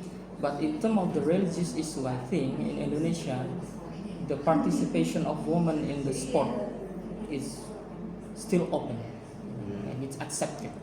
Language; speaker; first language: English; non-native, fluent; Indonesian